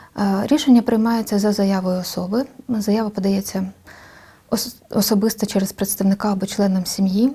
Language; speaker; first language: Ukrainian; native; Ukrainian